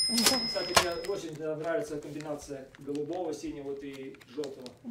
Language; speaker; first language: Russian; native; Russian